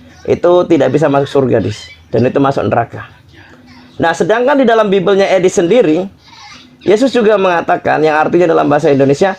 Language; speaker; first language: Indonesian; native; Indonesian